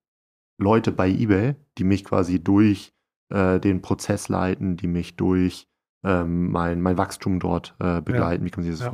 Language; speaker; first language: German; native; German